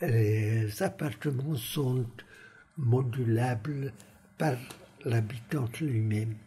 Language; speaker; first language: French; non-native, fluent; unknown